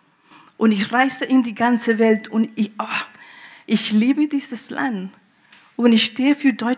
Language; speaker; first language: German; early bilingual, heritage; German